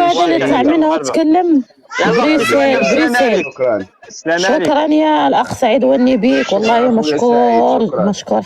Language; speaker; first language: Arabic; native; Arabic